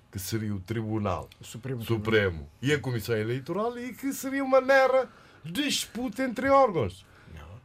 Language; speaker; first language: Portuguese; non-native, local second language; Kabuverdianu